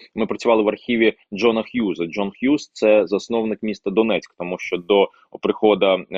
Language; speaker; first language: Ukrainian; non-native, local second language; Russian